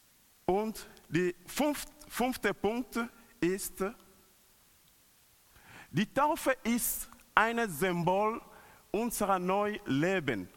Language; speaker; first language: German; non-native, learner; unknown